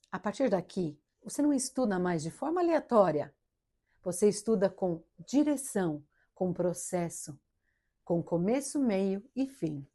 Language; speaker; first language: Portuguese; early bilingual, heritage; Portuguese